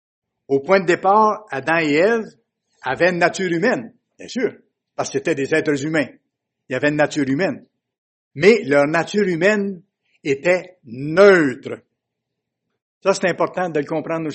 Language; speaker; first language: French; native; French